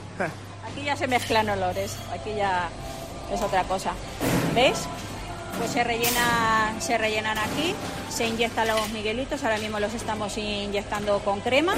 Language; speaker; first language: Spanish; native; Spanish